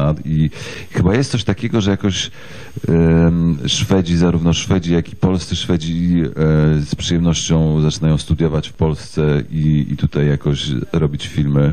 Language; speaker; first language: Polish; native; Polish